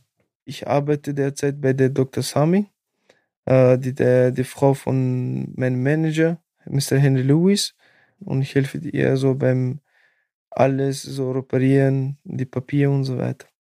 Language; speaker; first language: German; non-native, fluent; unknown